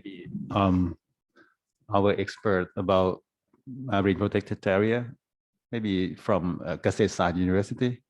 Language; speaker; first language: English; non-native, fluent; Thai